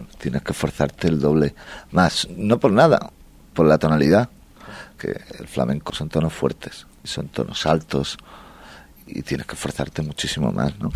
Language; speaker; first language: Spanish; native; Spanish